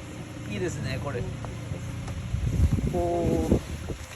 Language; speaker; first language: Japanese; non-native, fluent; Urdu